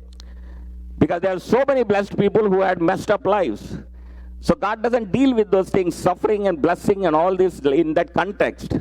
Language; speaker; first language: English; non-native, local second language; Telugu